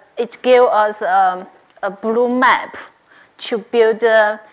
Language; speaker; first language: English; non-native, learner; Chinese